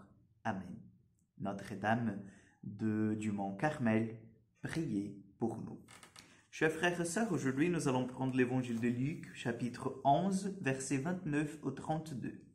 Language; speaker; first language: French; non-native, fluent; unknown